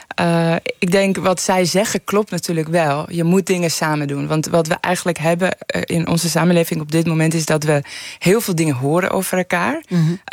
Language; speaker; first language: Dutch; early bilingual, other home language; Persian